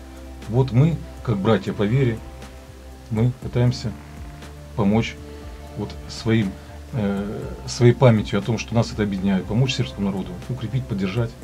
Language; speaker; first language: Russian; native; Russian